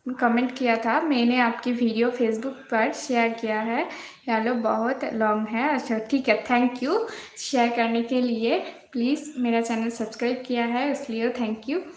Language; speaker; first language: Hindi; non-native, local second language; Bangla